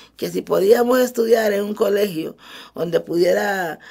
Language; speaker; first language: Spanish; early bilingual, other home language; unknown